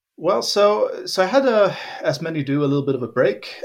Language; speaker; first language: English; non-native, fluent; Swedish